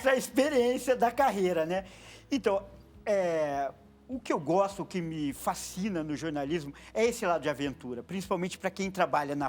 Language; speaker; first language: Portuguese; native; Portuguese